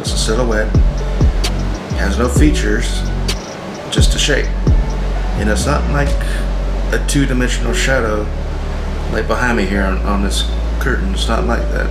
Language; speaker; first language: English; native; English